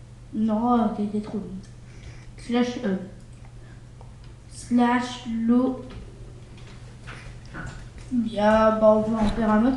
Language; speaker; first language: French; native; French